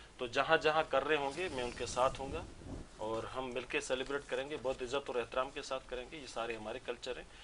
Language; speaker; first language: Urdu; non-native, local second language; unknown